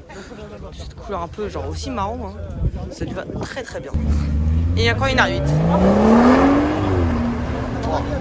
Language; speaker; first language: French; native; French